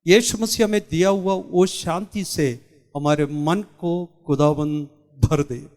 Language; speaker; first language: Hindi; non-native, local second language; Malayalam